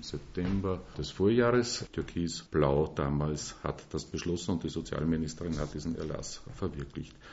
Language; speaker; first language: German; native; German